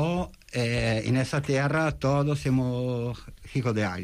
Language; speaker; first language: Spanish; non-native, fluent; Italian